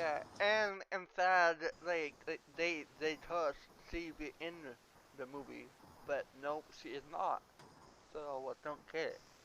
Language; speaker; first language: English; non-native, learner; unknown